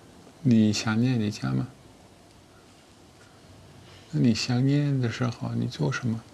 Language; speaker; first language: Chinese; non-native, fluent; Dutch